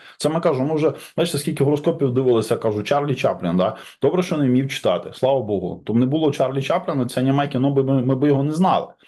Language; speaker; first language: Ukrainian; non-native, local second language; Russian